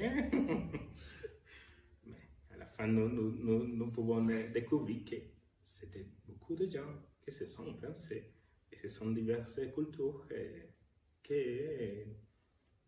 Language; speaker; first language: French; non-native, learner; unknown